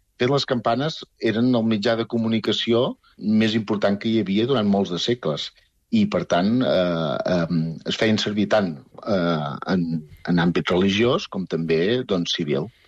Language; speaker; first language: Catalan; native; Catalan